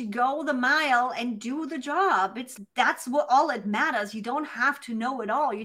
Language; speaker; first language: English; non-native, fluent; German